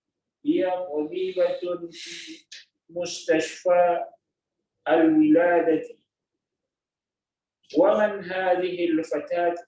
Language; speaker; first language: Arabic; non-native, learner; Indonesian